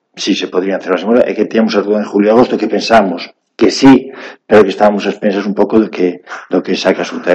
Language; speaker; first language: Spanish; non-native, local second language; Galician